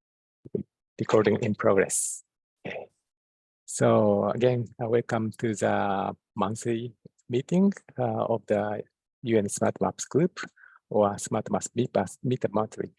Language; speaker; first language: English; non-native, fluent; Japanese